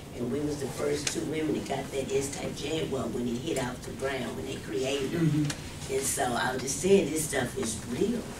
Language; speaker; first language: English; native; English